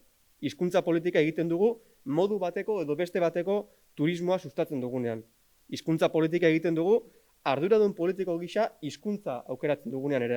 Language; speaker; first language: Basque; native; Basque